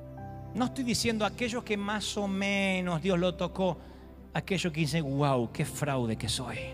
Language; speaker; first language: Spanish; native; Spanish